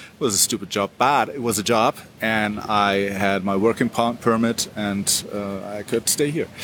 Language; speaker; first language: English; non-native, fluent; German